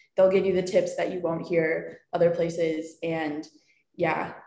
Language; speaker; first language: English; native; English